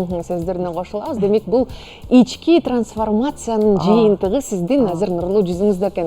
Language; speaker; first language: Kyrgyz; native; Kyrgyz